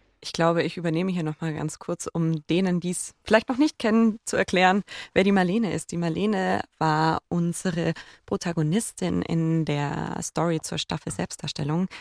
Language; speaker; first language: German; native; German